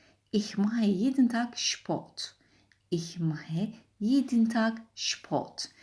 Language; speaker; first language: German; non-native, fluent; Turkish